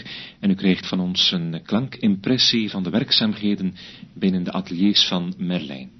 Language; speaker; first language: Dutch; native; Dutch